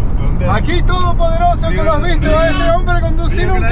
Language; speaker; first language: Spanish; native; Spanish